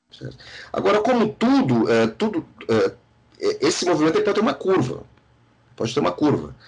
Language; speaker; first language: Portuguese; native; Portuguese